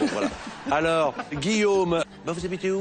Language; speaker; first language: French; native; French